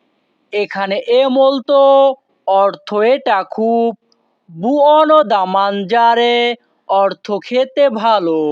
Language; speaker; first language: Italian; non-native, fluent; Bangla